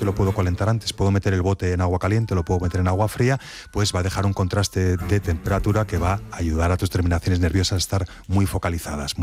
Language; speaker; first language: Spanish; native; Spanish